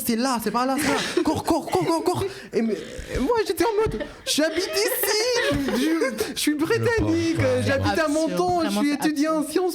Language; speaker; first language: French; non-native, learner; English